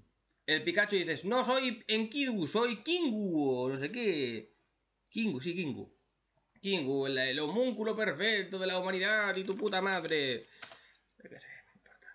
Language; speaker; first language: Spanish; native; Spanish